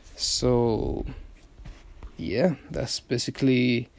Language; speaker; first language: English; non-native, fluent; Spanish